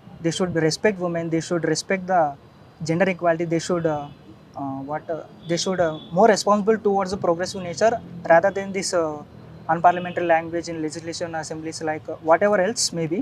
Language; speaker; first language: English; non-native, local second language; Telugu